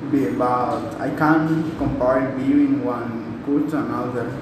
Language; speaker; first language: English; non-native, learner; Spanish